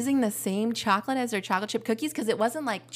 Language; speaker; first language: English; native; English